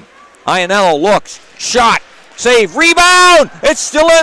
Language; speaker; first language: English; native; English